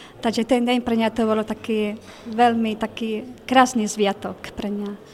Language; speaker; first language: Slovak; non-native, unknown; Spanish